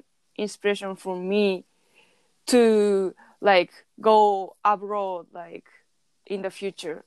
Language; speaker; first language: English; non-native, learner; Japanese